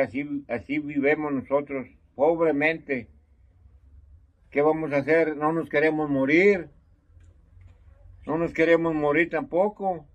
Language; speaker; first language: Spanish; native; Spanish